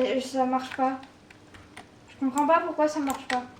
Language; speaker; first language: French; native; French